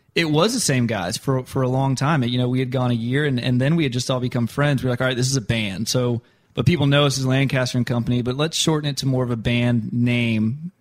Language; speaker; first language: English; native; English